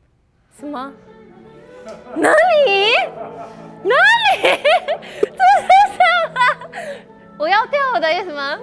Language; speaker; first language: Chinese; non-native, fluent; Japanese